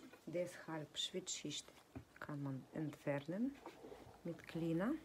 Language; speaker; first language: German; non-native, fluent; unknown